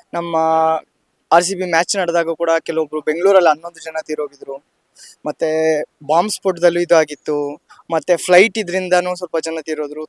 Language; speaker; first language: Kannada; native; Kannada